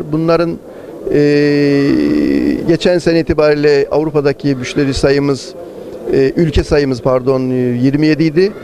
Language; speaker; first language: Turkish; native; Turkish